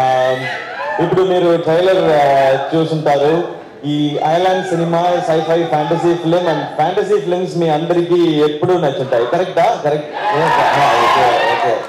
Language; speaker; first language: Telugu; non-native, learner; Tamil